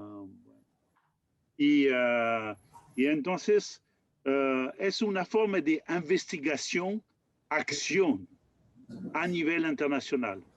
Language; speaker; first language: Spanish; non-native, fluent; French